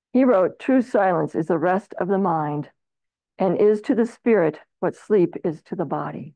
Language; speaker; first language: English; native; English